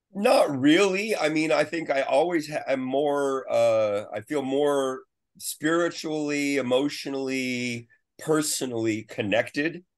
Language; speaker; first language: English; native; English